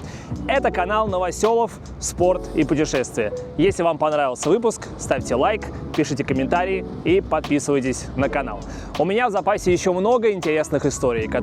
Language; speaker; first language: Russian; native; Russian